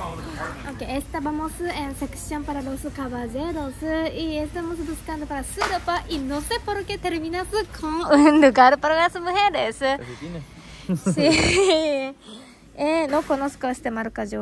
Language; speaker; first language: Spanish; non-native, learner; Japanese